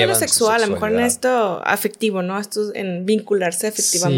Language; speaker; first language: Spanish; native; Spanish